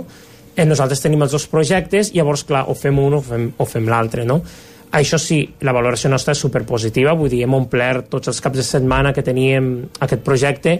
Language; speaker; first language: Catalan; native; Catalan